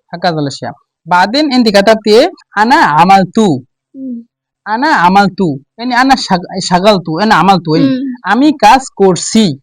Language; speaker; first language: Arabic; non-native, learner; Bangla